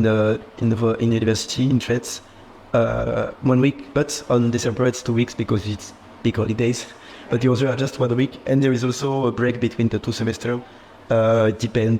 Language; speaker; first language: English; non-native, fluent; French